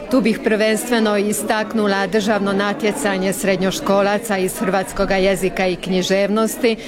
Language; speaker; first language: Croatian; early bilingual, heritage; Croatian